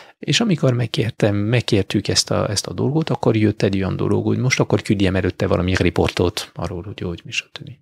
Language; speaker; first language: Hungarian; non-native, fluent; French